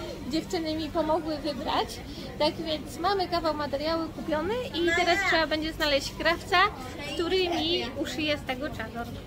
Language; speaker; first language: Polish; native; Polish